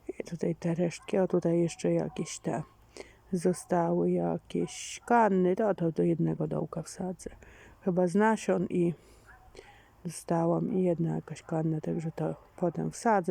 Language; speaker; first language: Polish; native; Polish